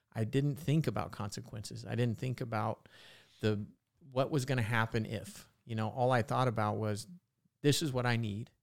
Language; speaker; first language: English; native; English